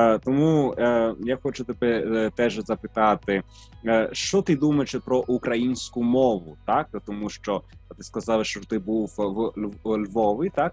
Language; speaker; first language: Ukrainian; non-native, fluent; Italian